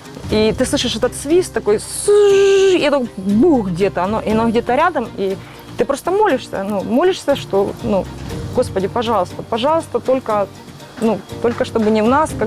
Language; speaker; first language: Russian; native; Russian